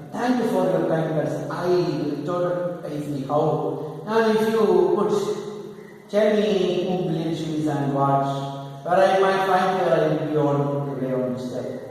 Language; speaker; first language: English; non-native, local second language; Malayalam